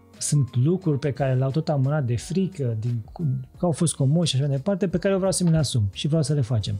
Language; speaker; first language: Romanian; native; Romanian